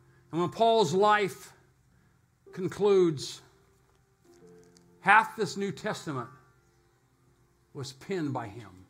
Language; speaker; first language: English; native; English